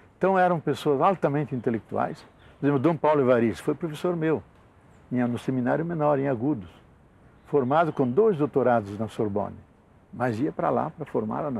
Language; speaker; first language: Portuguese; non-native, local second language; Italian